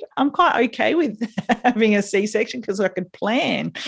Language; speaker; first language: English; native; English